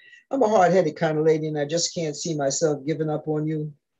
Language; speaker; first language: English; early bilingual, other home language; Spanish